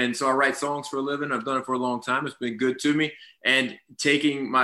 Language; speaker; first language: English; native; English